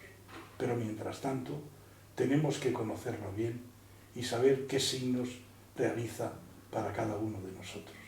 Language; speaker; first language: Spanish; native; Spanish